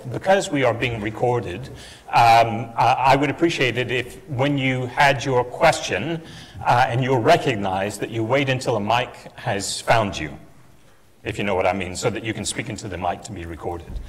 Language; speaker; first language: English; native; English